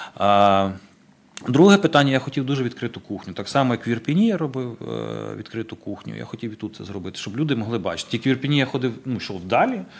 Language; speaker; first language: Ukrainian; native; Ukrainian